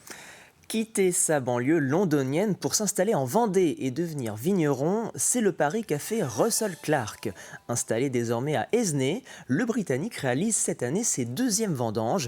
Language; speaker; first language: French; native; French